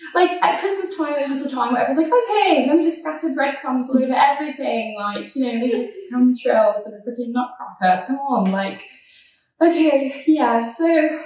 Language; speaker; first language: English; non-native, fluent; Polish